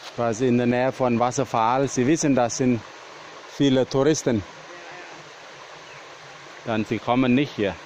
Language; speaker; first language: German; non-native, learner; Thai